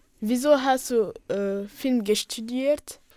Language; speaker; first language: German; non-native, learner; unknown